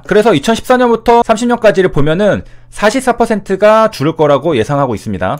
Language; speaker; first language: Korean; native; Korean